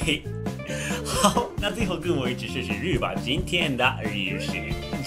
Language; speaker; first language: Chinese; non-native, fluent; Japanese